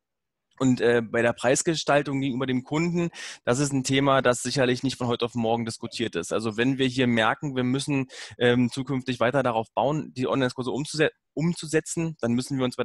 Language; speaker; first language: German; native; German